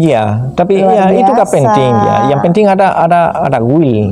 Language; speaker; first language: Indonesian; non-native, fluent; Spanish